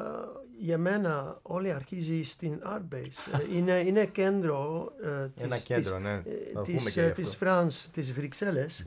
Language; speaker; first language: Greek; non-native, learner; Dutch